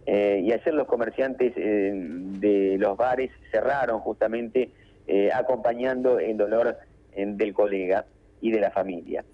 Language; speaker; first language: Spanish; native; Spanish